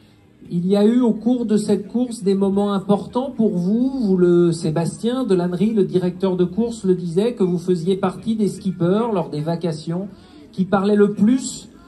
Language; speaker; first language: French; native; French